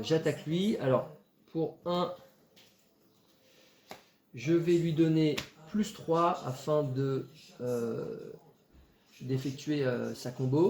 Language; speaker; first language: French; native; French